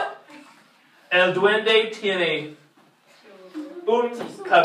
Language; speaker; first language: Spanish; non-native, fluent; English